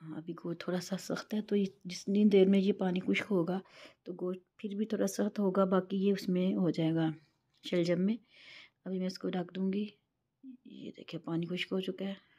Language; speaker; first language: Urdu; non-native, local second language; Punjabi